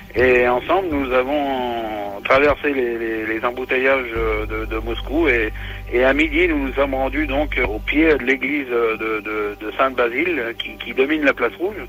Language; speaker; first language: French; native; French